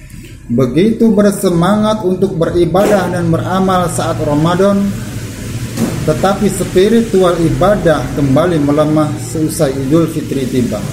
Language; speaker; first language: Indonesian; native; Indonesian